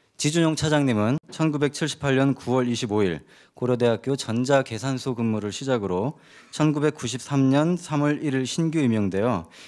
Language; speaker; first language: Korean; native; Korean